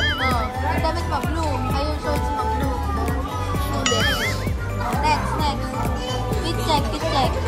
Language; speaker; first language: Filipino; native; Filipino